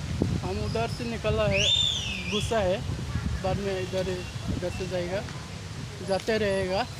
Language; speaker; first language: Hindi; non-native, local second language; Bodo